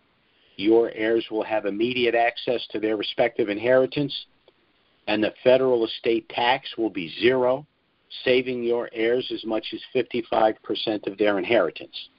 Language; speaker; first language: English; native; English